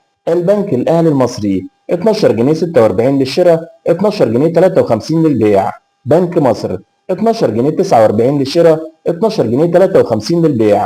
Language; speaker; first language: Arabic; native; Arabic